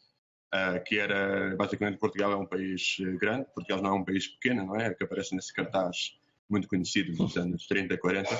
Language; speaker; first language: Portuguese; native; Portuguese